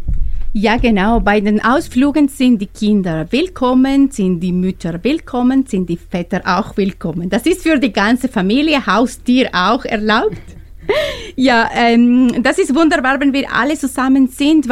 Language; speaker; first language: German; non-native, learner; Spanish